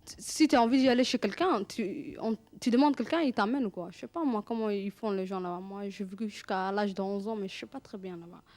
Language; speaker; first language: French; early bilingual, other home language; Arabic